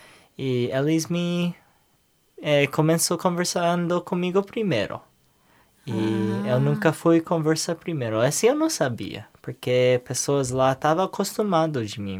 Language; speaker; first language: Portuguese; non-native, learner; English